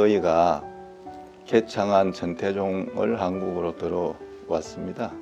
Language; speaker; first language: Korean; native; Korean